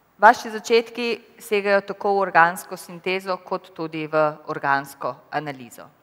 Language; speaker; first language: Slovenian; native; Slovenian